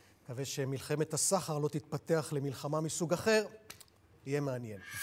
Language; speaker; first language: Hebrew; native; Hebrew